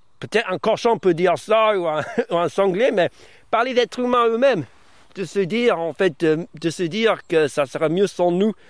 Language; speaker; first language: French; early bilingual, other home language; English